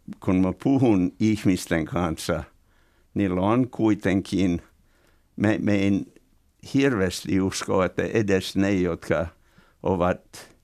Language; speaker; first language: Finnish; non-native, fluent; English